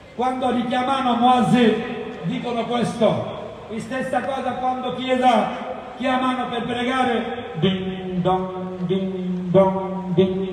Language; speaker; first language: Italian; non-native, learner; Bangla